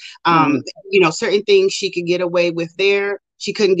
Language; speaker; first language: English; native; English